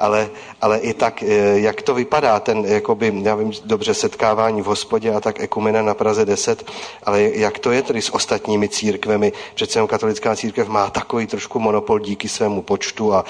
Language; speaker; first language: Czech; native; Czech